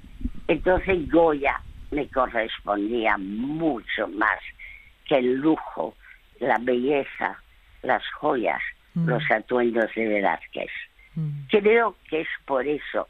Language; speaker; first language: Spanish; early bilingual, other home language; French